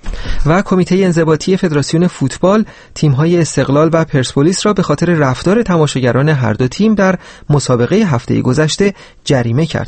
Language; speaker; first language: Persian; native; Persian